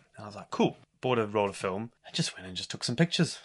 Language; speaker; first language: English; native; English